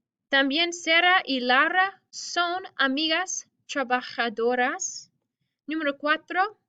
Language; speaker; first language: Spanish; non-native, fluent; English